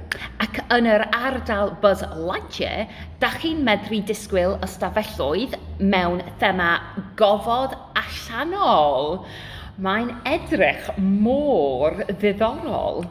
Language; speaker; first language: Welsh; non-native, learner; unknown